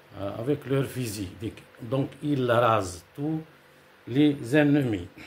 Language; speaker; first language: French; non-native, local second language; Arabic